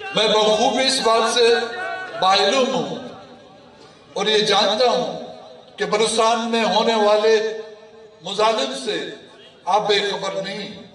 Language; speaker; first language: Urdu; non-native, local second language; Baluchi